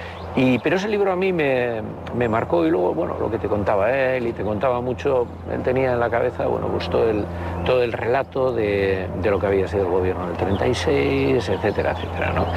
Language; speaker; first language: Spanish; native; Spanish